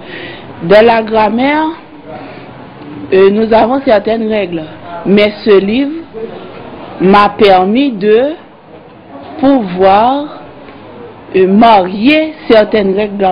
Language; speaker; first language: French; non-native, local second language; Haitian Creole